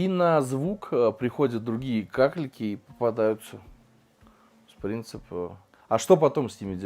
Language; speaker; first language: Russian; native; Russian